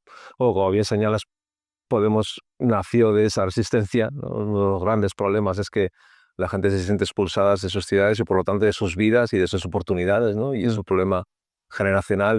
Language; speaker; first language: Spanish; native; Spanish